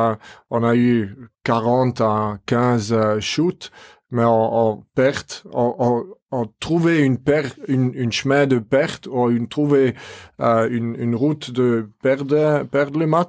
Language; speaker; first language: French; non-native, fluent; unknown